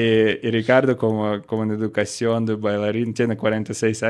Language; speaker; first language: Spanish; non-native, learner; Russian